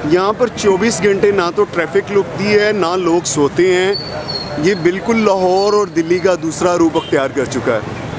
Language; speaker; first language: Urdu; non-native, local second language; Punjabi